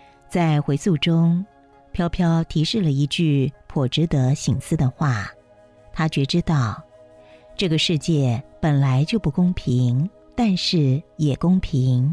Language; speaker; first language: Chinese; native; Chinese